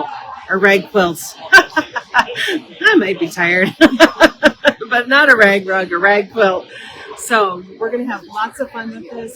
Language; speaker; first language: English; native; English